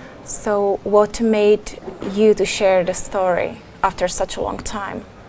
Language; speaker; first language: English; non-native, fluent; Czech